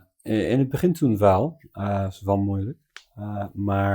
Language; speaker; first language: Dutch; non-native, fluent; English